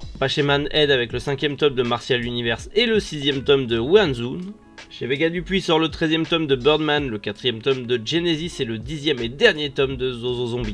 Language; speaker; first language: French; native; French